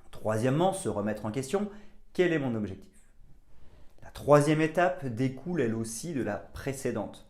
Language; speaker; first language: French; native; French